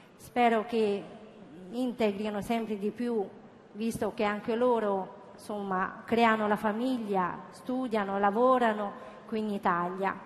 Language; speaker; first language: Italian; early bilingual, other home language; Chinese